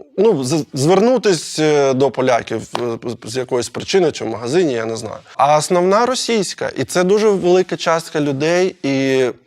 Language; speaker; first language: Ukrainian; non-native, local second language; Russian